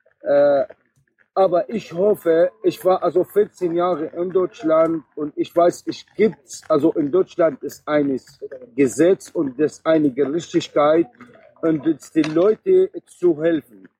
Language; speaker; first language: German; non-native, learner; Arabic